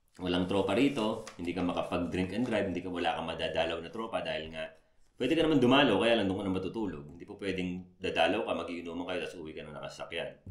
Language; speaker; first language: Filipino; native; Filipino